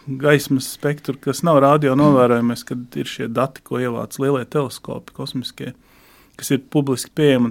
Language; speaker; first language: Latvian; native; Latvian